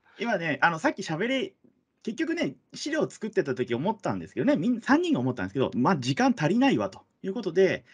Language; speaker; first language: Japanese; native; Japanese